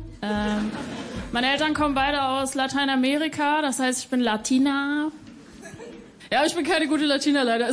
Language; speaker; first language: German; early bilingual, other home language; Spanish